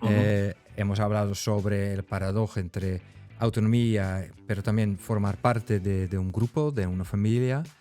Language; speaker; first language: Spanish; non-native, fluent; Dutch